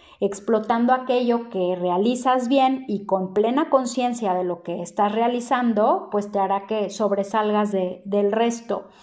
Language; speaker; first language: Spanish; native; Spanish